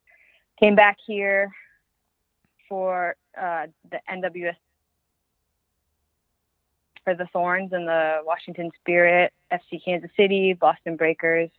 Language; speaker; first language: English; native; English